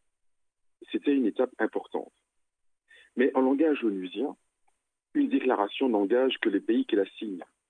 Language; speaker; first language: French; native; French